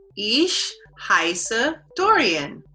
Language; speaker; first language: German; non-native, learner; English